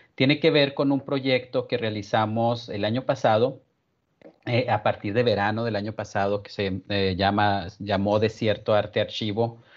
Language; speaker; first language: Spanish; native; Spanish